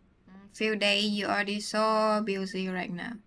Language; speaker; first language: English; non-native, learner; Vietnamese